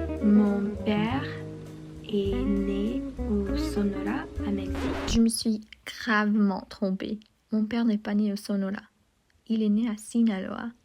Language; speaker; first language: French; non-native, learner; Spanish